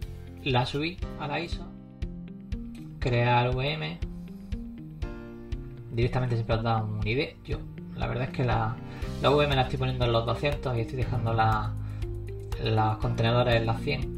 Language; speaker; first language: Spanish; native; Spanish